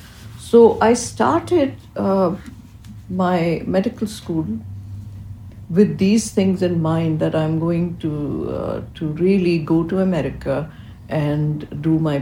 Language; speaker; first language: English; non-native, local second language; Urdu